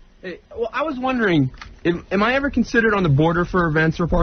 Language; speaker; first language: English; native; English